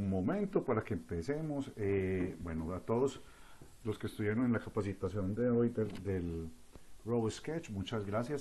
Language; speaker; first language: Spanish; native; Spanish